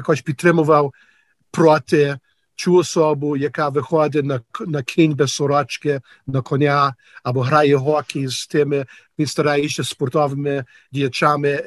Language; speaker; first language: Ukrainian; early bilingual, heritage; Ukrainian